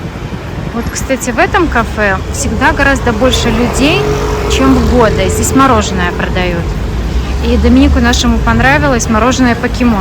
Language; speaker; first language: Russian; native; Russian